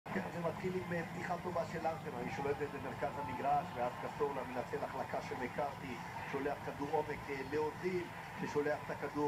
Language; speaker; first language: Hebrew; native; Hebrew